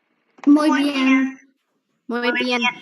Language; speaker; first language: Spanish; non-native, learner; English